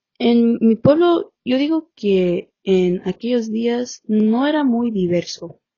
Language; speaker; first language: Spanish; early bilingual, heritage; Spanish